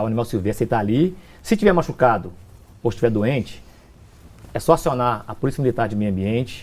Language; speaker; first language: Portuguese; native; Portuguese